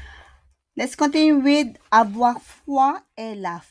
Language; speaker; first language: French; non-native, fluent; Filipino